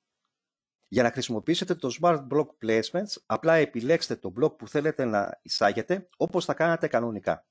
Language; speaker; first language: Greek; native; Greek